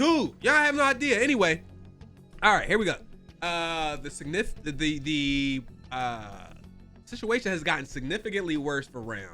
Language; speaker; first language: English; native; English